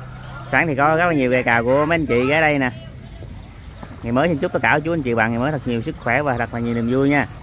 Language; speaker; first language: Vietnamese; native; Vietnamese